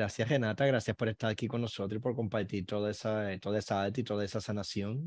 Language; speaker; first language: Spanish; native; Spanish